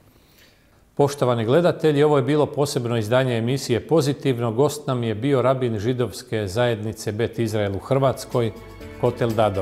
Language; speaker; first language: Croatian; native; Croatian